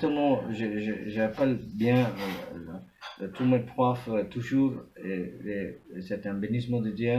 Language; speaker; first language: French; non-native, fluent; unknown